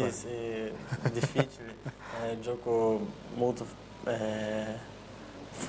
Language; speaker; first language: Italian; non-native, learner; Portuguese